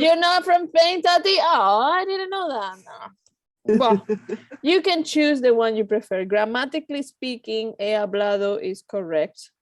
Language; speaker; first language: English; non-native, fluent; Spanish